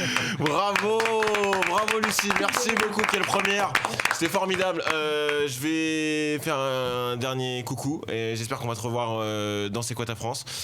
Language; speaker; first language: French; native; French